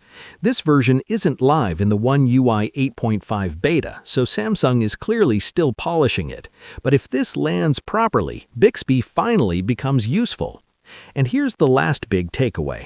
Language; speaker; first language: English; native; English